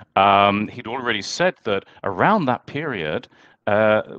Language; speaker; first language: English; native; English